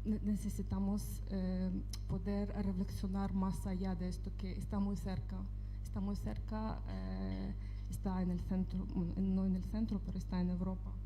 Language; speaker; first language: Spanish; non-native, fluent; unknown